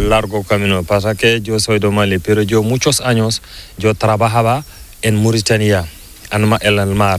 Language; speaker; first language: Spanish; non-native, learner; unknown